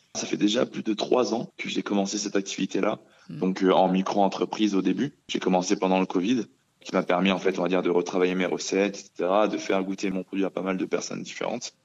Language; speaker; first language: French; native; French